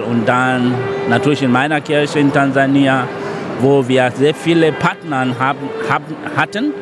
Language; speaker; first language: German; non-native, fluent; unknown